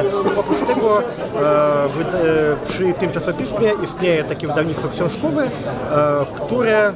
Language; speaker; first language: Polish; non-native, fluent; Belarusian